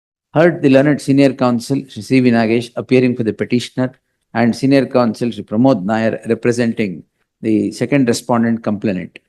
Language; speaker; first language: English; non-native, local second language; Kannada